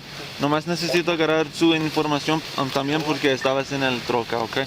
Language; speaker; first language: Spanish; early bilingual, heritage; English